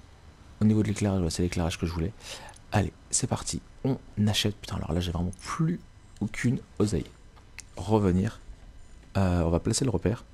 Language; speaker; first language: French; native; French